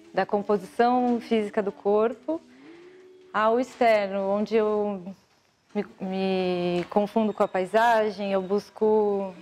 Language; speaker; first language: Portuguese; native; Portuguese